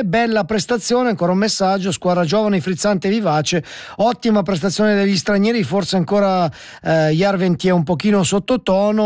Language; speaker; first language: Italian; native; Italian